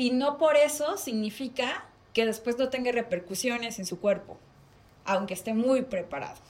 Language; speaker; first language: Spanish; native; Spanish